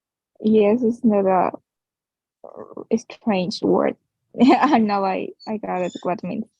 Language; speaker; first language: English; non-native, learner; Spanish